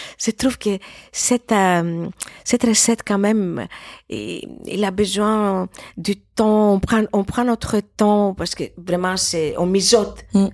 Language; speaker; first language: French; non-native, fluent; Greek